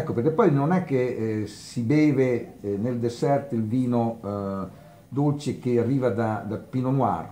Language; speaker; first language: Italian; native; Italian